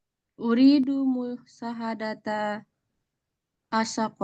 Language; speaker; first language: Arabic; non-native, learner; Indonesian